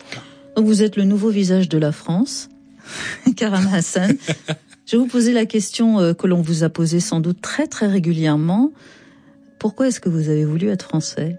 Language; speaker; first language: French; native; French